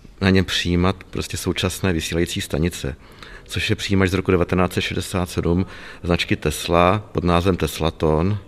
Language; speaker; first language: Czech; native; Czech